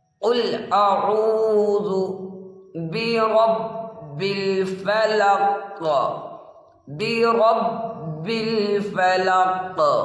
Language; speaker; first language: Urdu; native; Urdu